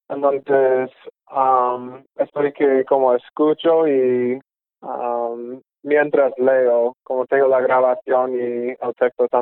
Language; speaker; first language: Spanish; non-native, fluent; English